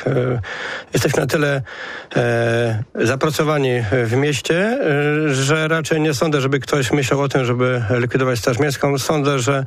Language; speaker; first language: Polish; native; Polish